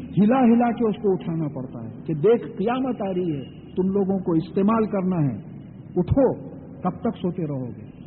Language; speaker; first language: Urdu; native; Urdu